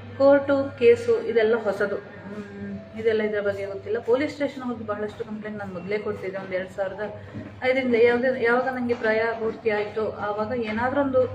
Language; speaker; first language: Kannada; native; Kannada